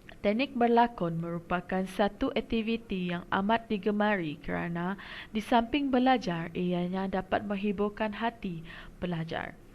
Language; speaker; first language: Malay; non-native, local second language; Iban